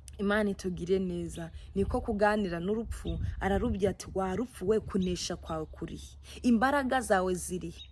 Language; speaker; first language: Kinyarwanda; native; Kinyarwanda